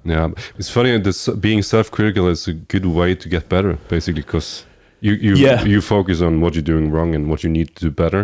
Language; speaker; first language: English; non-native, fluent; Norwegian